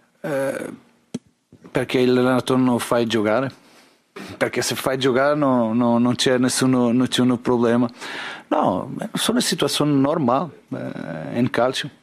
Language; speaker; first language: Italian; non-native, learner; Portuguese